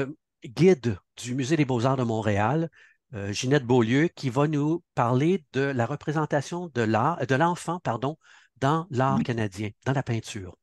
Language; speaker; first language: French; native; French